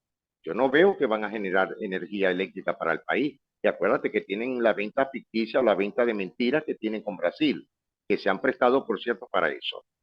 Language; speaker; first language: Spanish; native; Spanish